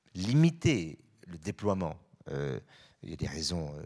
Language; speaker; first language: French; native; French